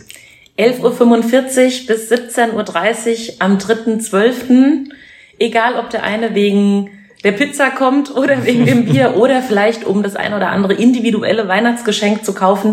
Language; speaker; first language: German; native; German